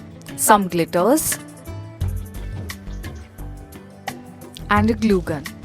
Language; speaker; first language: English; non-native, local second language; Hindi